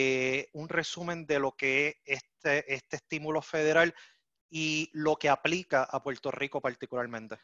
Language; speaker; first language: Spanish; native; Spanish